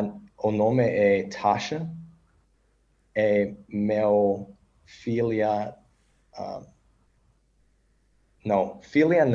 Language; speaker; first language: Portuguese; non-native, learner; English